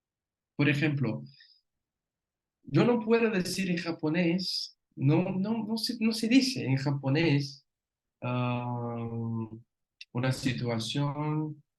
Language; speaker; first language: Spanish; non-native, fluent; Portuguese